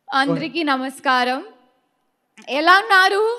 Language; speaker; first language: Telugu; non-native, learner; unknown